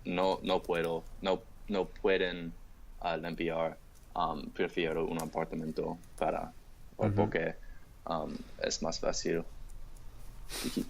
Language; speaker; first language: Spanish; non-native, learner; English